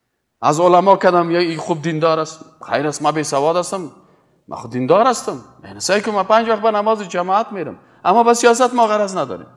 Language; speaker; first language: Persian; native; Persian